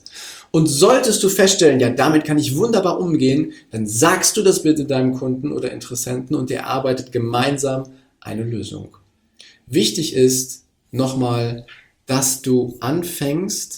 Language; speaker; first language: German; native; German